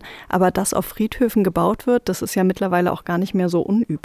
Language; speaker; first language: German; native; German